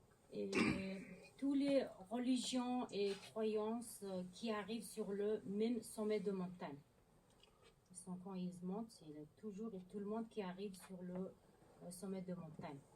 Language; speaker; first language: French; non-native, learner; Mongolian